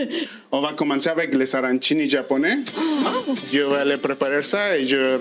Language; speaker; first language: French; non-native, fluent; Spanish